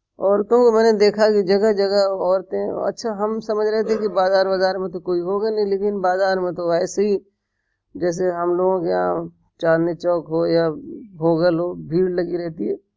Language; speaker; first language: Urdu; native; Urdu